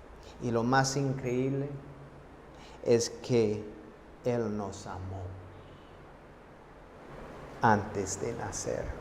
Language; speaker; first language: Spanish; non-native, fluent; English